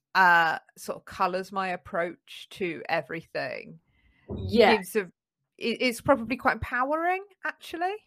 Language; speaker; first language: English; native; English